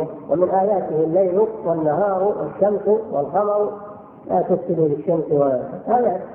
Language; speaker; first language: Arabic; native; Arabic